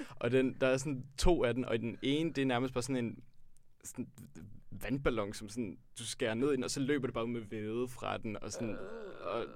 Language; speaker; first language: Danish; native; Danish